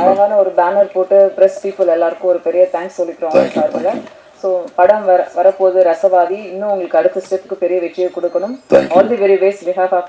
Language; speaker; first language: Tamil; native; Tamil